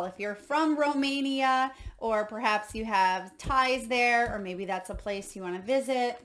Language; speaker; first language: English; native; English